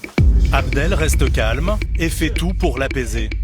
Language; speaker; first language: French; native; French